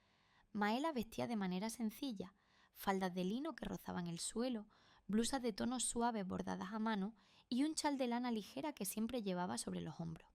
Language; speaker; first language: Spanish; native; Spanish